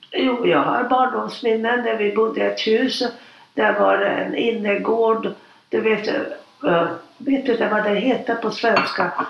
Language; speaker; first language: Swedish; non-native, fluent; Hungarian